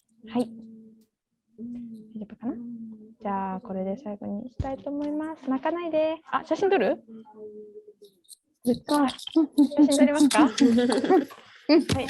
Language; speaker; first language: Japanese; native; Japanese